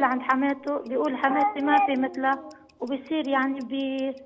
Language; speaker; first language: Arabic; native; Arabic